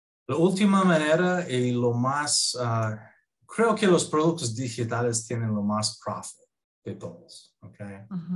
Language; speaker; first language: Spanish; non-native, fluent; English